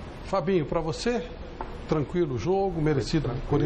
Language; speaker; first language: Portuguese; native; Portuguese